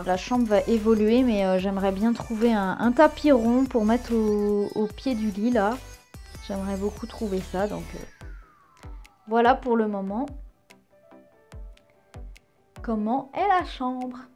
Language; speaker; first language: French; native; French